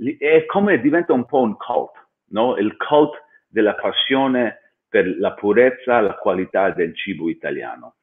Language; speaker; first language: Italian; non-native, fluent; English